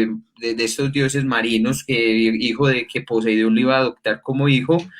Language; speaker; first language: Spanish; native; Spanish